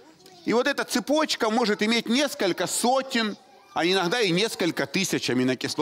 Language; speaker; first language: Russian; native; Russian